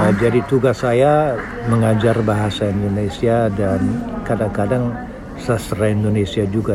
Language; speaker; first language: Indonesian; non-native, fluent; German